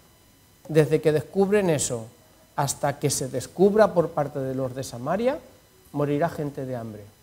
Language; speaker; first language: Spanish; native; Spanish